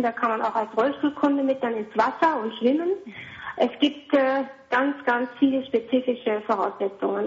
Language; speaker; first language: German; native; German